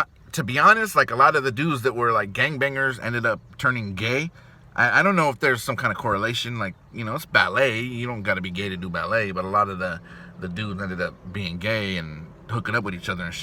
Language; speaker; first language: English; native; English